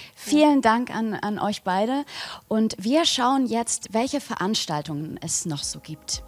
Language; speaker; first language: German; native; German